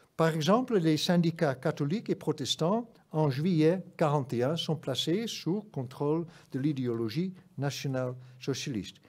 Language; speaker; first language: French; non-native, fluent; Dutch